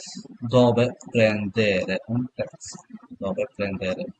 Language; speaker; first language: Italian; non-native, learner; Bangla